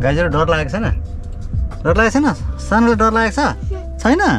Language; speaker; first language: Nepali; native; Nepali